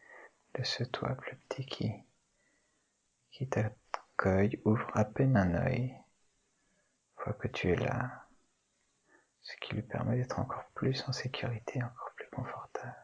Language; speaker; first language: French; native; French